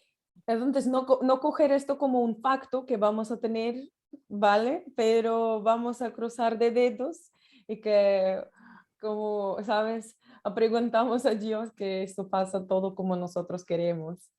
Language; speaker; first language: Spanish; non-native, learner; Russian